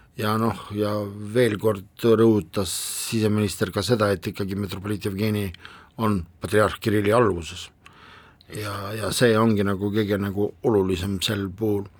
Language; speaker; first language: Estonian; non-native, local second language; Russian